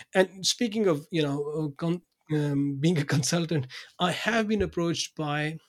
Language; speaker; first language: English; non-native, local second language; Urdu